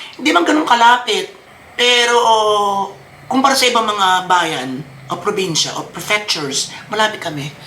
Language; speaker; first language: Filipino; native; Filipino